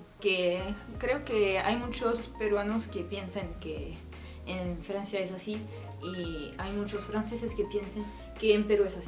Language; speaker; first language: Spanish; non-native, learner; French